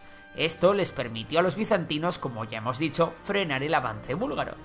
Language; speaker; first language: Spanish; native; Spanish